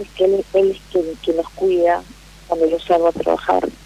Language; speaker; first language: Spanish; native; Spanish